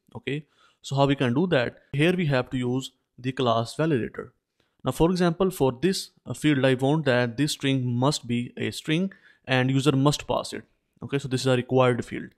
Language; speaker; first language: English; non-native, local second language; Urdu